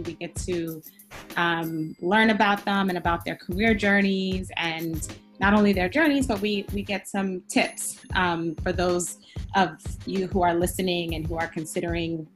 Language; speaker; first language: English; early bilingual, other home language; Spanish